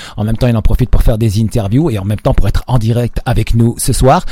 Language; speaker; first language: French; native; French